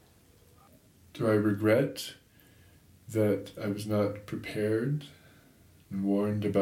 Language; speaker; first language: English; native; English